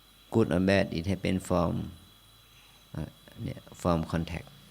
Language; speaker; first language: English; non-native, learner; Thai